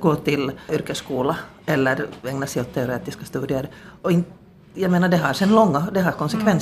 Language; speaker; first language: Swedish; native; Swedish